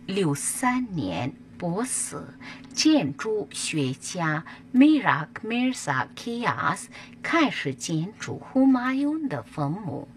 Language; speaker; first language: Chinese; non-native, fluent; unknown